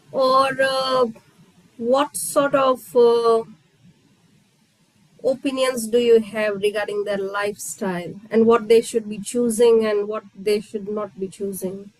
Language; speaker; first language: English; non-native, local second language; Hindi